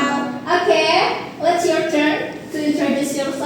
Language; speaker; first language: English; non-native, learner; Indonesian